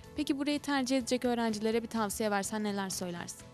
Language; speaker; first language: Turkish; non-native, fluent; Arabic